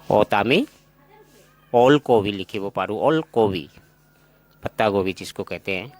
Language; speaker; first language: Hindi; non-native, local second language; Assamese